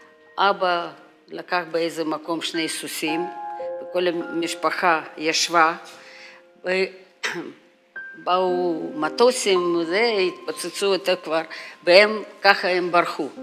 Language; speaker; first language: Hebrew; non-native, learner; Russian